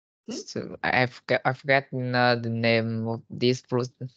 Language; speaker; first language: English; non-native, learner; Vietnamese